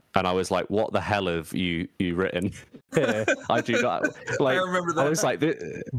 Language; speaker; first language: English; native; English